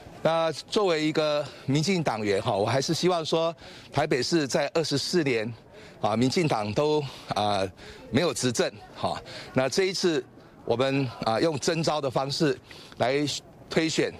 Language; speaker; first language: Chinese; native; Chinese